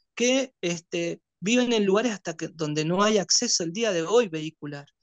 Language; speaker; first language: Spanish; native; Spanish